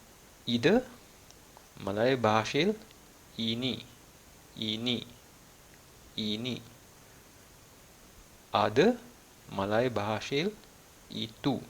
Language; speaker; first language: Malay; non-native, fluent; Malayalam